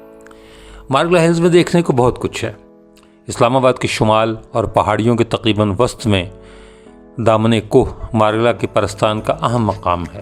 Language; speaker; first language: Urdu; native; Urdu